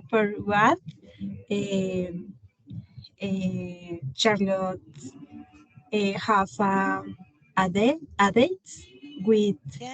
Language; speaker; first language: English; non-native, learner; Spanish